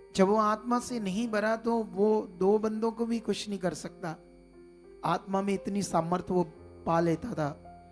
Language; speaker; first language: Hindi; non-native, local second language; Punjabi